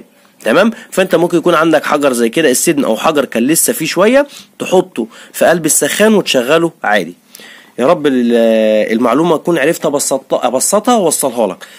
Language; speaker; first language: Arabic; native; Arabic